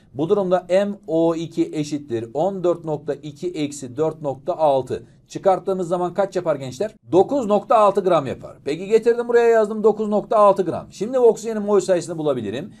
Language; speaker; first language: Turkish; native; Turkish